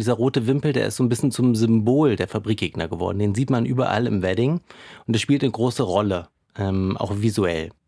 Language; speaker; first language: German; native; German